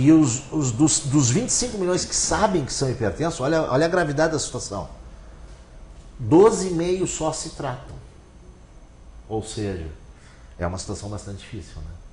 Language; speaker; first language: Portuguese; native; Portuguese